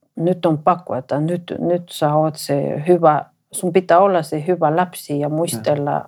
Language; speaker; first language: Finnish; non-native, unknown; Spanish